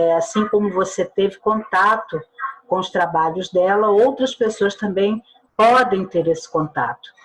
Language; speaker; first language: Portuguese; native; Portuguese